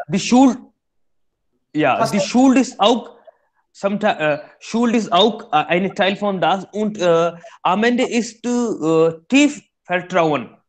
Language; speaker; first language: German; non-native, learner; Hindi